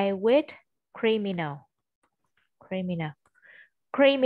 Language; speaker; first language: English; non-native, fluent; Vietnamese